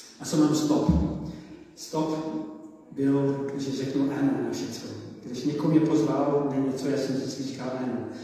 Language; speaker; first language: Czech; non-native, learner; English